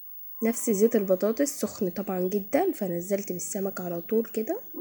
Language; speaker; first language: Arabic; native; Arabic